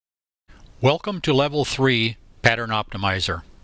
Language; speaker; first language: English; native; English